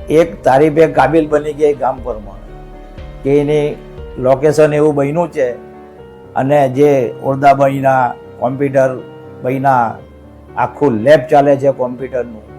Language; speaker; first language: Gujarati; native; Gujarati